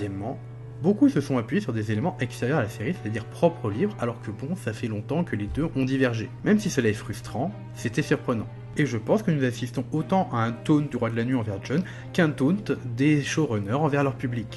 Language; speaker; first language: French; native; French